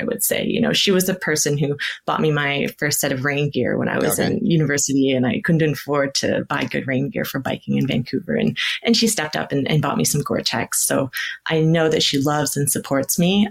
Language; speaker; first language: English; native; English